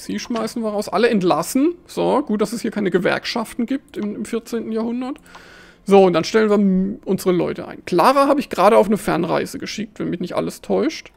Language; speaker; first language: German; native; German